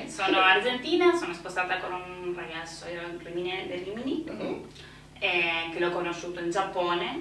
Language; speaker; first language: Italian; non-native, fluent; Spanish